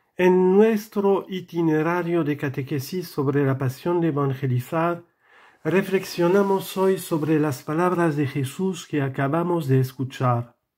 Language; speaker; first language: Spanish; non-native, fluent; French